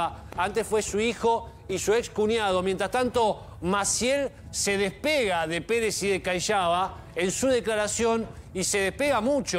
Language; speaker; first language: Spanish; native; Spanish